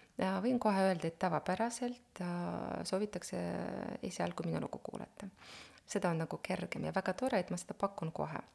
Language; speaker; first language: Estonian; non-native, local second language; Russian